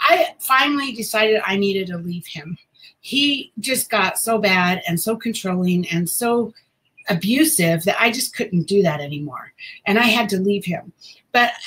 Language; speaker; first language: English; native; English